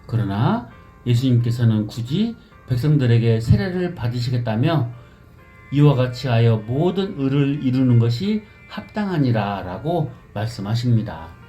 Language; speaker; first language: Korean; native; Korean